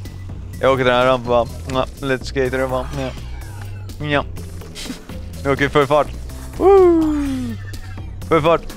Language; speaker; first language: Swedish; native; Swedish